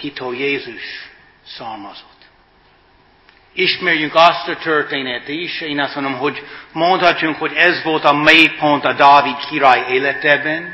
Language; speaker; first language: Hungarian; non-native, fluent; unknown